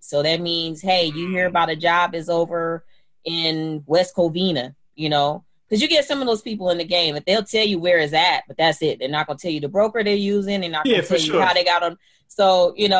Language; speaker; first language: English; native; English